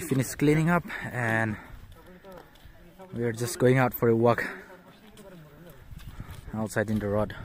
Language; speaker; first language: English; non-native, fluent; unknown